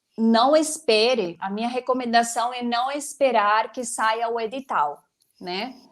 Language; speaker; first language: Portuguese; non-native, fluent; Spanish